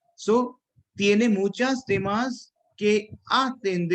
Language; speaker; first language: Spanish; non-native, fluent; Hindi